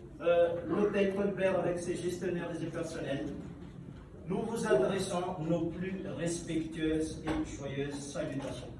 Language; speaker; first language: French; non-native, local second language; Malagasy